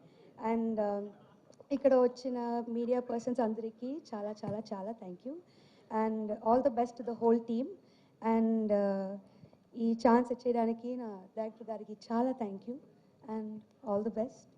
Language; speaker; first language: Telugu; non-native, learner; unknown